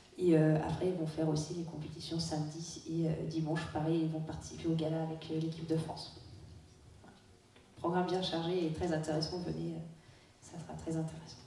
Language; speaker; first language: French; non-native, fluent; Russian